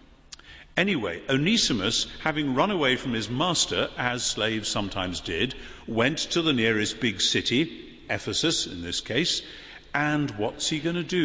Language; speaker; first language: English; native; English